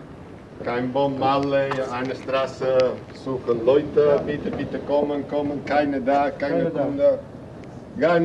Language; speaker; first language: German; non-native, learner; Spanish